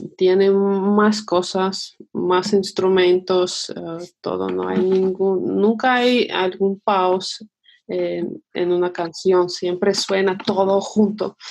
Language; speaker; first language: Spanish; non-native, fluent; Russian